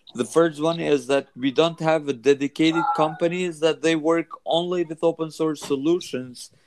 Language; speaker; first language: English; non-native, fluent; Albanian